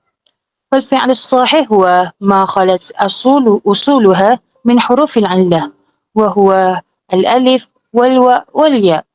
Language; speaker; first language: Arabic; non-native, learner; Malay